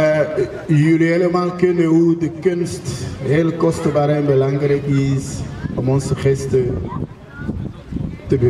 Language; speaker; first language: Dutch; non-native, fluent; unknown